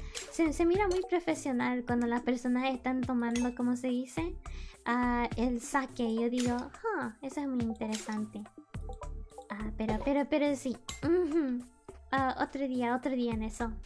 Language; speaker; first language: Spanish; early bilingual, heritage; Spanish